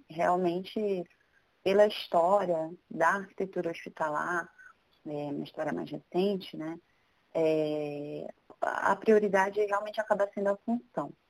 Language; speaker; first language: Portuguese; native; Portuguese